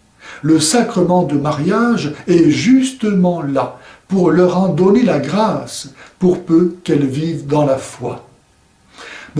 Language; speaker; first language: French; native; French